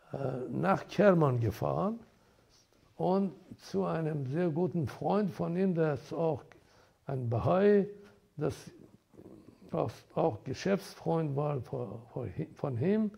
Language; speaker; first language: German; non-native, fluent; Persian